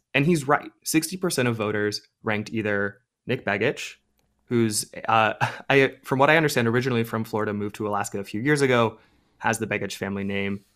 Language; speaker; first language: English; native; English